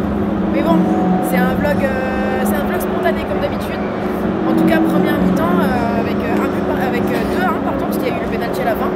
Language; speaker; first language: French; native; French